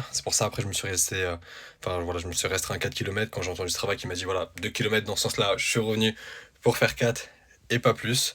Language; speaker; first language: French; native; French